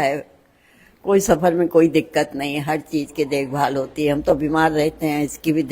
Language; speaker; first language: Hindi; native; Hindi